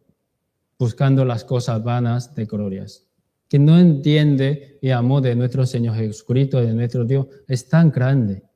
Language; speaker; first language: Spanish; non-native, learner; Chinese